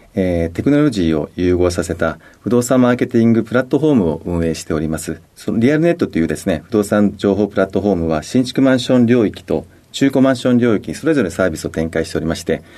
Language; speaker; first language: Japanese; native; Japanese